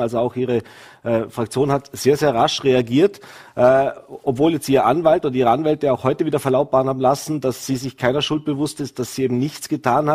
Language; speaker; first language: German; native; German